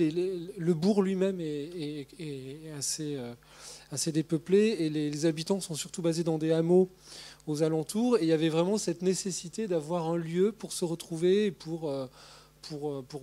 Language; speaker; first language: French; native; French